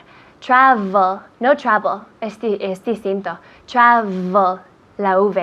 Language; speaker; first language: Spanish; non-native, fluent; English